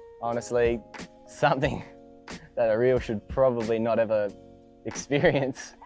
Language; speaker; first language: English; native; English